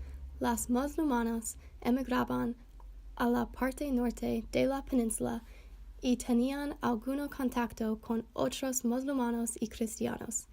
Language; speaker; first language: Spanish; non-native, learner; English